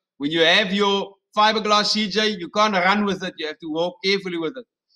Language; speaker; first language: English; non-native, local second language; Afrikaans